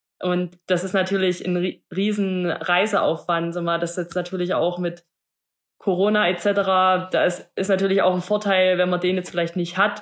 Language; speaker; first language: German; native; German